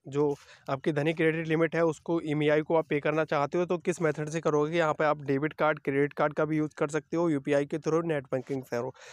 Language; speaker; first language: Hindi; native; Hindi